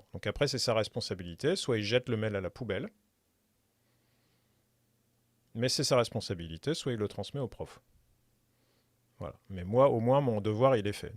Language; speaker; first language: French; native; French